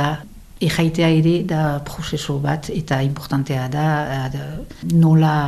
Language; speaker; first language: Basque; non-native, local second language; French